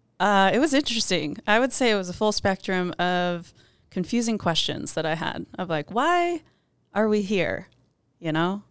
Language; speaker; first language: English; native; English